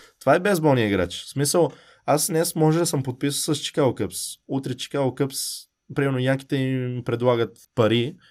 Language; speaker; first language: Bulgarian; early bilingual, heritage; Bulgarian